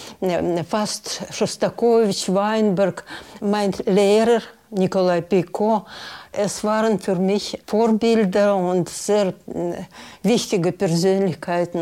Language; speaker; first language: German; non-native, fluent; Russian